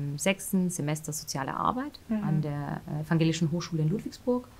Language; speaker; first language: German; early bilingual, other home language; Albanian